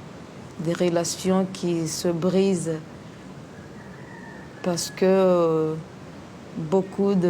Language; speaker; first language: French; non-native, local second language; Comorian